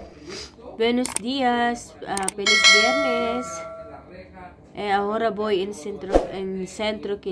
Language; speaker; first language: Spanish; non-native, learner; Filipino